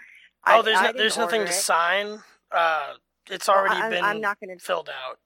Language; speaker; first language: English; native; English